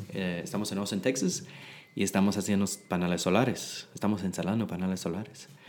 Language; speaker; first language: Spanish; non-native, learner; English